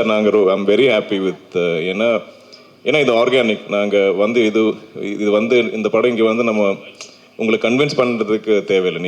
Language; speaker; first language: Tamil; non-native, local second language; Malayalam